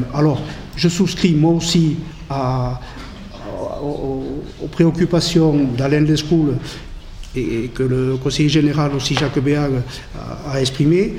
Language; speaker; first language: French; native; French